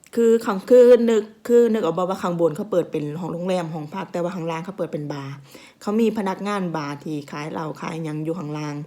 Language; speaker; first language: Thai; native; Thai